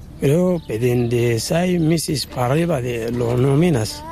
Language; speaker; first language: Spanish; non-native, learner; Arabic